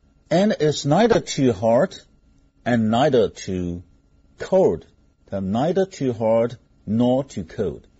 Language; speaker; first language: English; non-native, fluent; Chinese